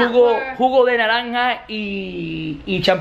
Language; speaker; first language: Spanish; non-native, learner; English